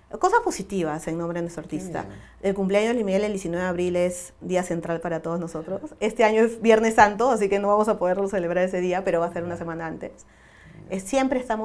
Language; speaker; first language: Spanish; native; Spanish